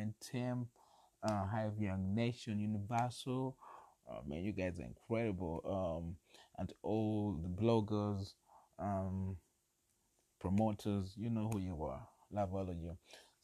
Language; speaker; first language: English; non-native, local second language; Ganda